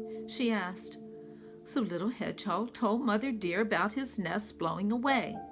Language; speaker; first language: English; native; English